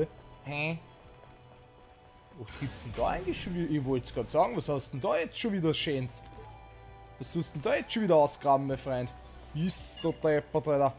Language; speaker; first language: German; native; German